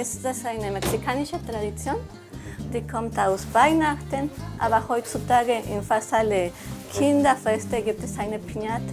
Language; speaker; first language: German; non-native, learner; Spanish